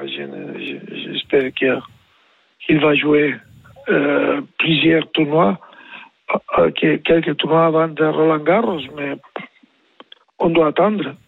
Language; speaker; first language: French; non-native, learner; Spanish